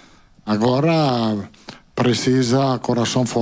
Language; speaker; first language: Portuguese; non-native, learner; Italian